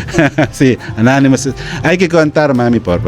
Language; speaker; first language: Spanish; non-native, learner; Pampanga